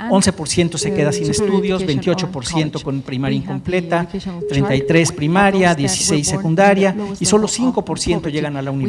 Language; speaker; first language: Spanish; native; Spanish